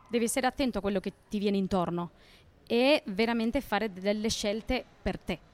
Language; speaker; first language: Italian; non-native, fluent; Spanish